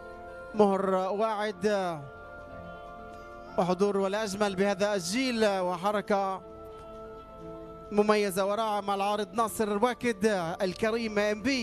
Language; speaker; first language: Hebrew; non-native, local second language; Arabic